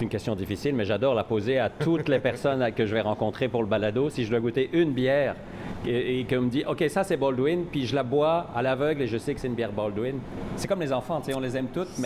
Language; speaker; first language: French; native; French